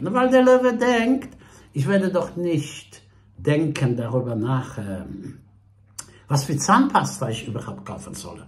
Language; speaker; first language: German; non-native, fluent; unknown